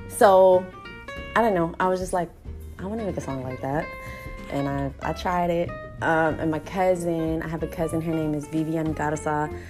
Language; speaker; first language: English; early bilingual, other home language; Spanish